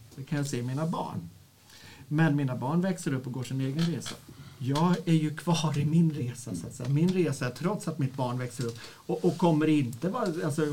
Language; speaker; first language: Swedish; native; Swedish